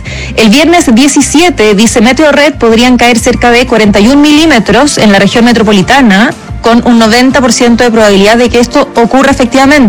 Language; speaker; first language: Spanish; native; Spanish